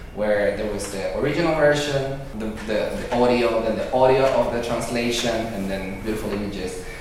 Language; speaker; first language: English; early bilingual, other home language; Spanish